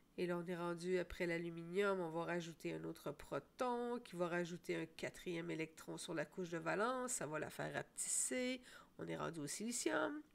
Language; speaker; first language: French; native; French